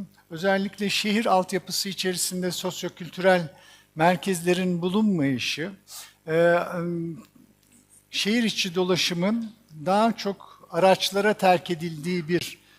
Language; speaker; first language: Turkish; native; Turkish